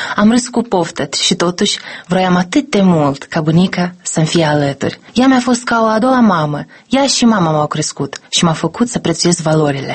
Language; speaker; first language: Romanian; native; Romanian